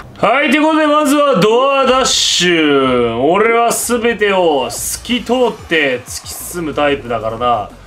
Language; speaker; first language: Japanese; non-native, fluent; Russian